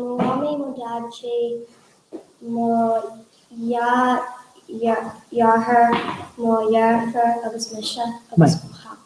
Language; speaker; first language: Irish; non-native, learner; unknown